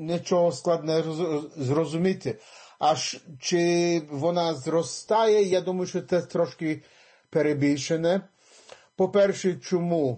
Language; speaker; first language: Ukrainian; early bilingual, heritage; English